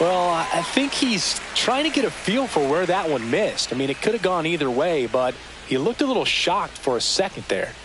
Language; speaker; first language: English; native; English